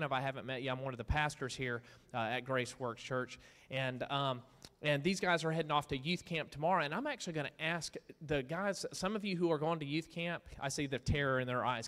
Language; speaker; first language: English; native; English